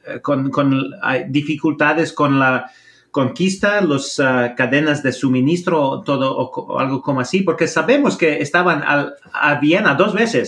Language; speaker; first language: Spanish; non-native, fluent; English